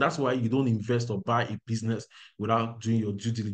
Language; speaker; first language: English; native; English